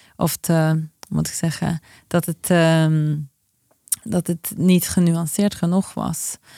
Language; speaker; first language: Dutch; non-native, fluent; Norwegian